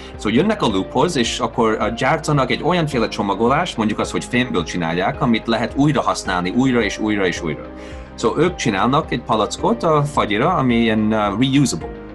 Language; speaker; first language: Hungarian; early bilingual, heritage; Hungarian